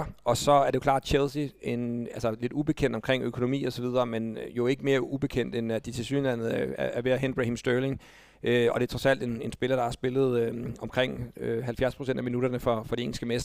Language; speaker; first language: Danish; native; Danish